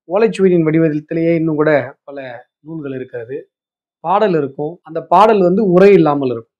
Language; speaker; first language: Tamil; native; Tamil